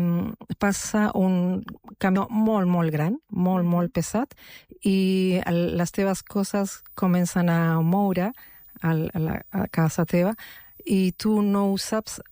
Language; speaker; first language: Catalan; non-native, local second language; Spanish